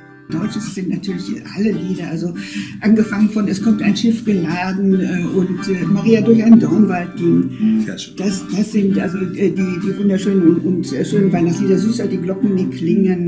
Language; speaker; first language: German; native; German